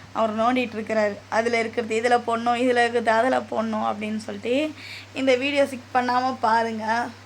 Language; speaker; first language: Tamil; native; Tamil